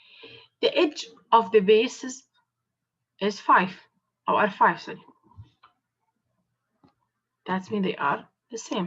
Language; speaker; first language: English; non-native, fluent; Arabic